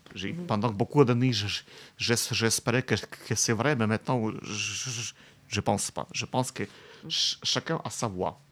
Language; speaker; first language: French; non-native, fluent; Ukrainian